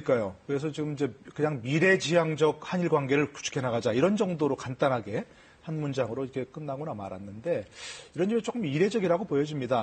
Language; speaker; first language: Korean; native; Korean